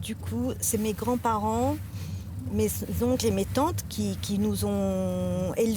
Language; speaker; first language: French; non-native, local second language; Arabic